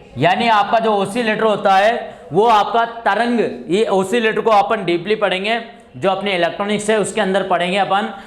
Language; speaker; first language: Hindi; native; Hindi